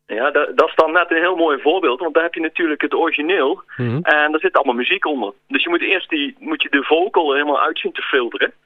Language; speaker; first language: Dutch; native; Dutch